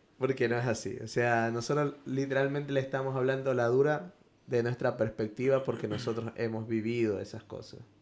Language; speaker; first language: Spanish; native; Spanish